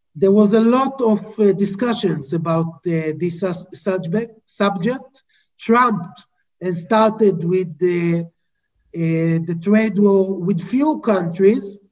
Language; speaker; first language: English; non-native, fluent; Hebrew